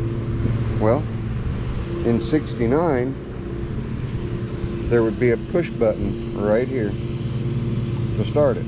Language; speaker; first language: English; native; English